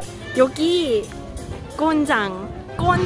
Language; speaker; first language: Korean; non-native, learner; Cantonese